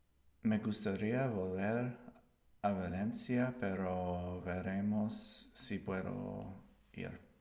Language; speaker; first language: Spanish; non-native, learner; English